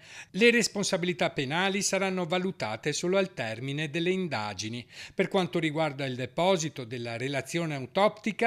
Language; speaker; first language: Italian; native; Italian